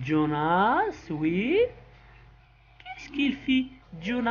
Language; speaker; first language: French; non-native, local second language; Arabic